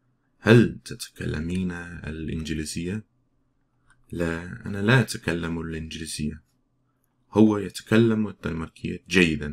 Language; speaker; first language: Arabic; non-native, fluent; Danish